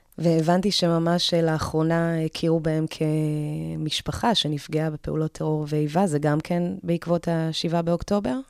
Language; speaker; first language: Hebrew; early bilingual, other home language; Amharic